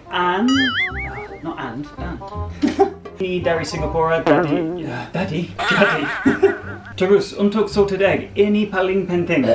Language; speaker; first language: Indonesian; non-native, fluent; English